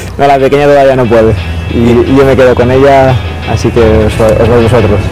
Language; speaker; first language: Spanish; native; Spanish